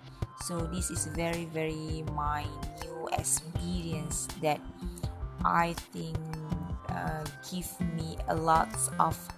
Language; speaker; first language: English; non-native, learner; Malay